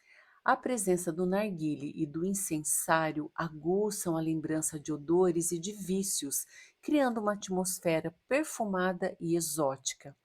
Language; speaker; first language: Portuguese; native; Portuguese